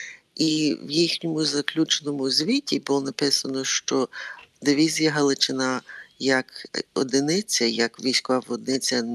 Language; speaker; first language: Ukrainian; early bilingual, heritage; Ukrainian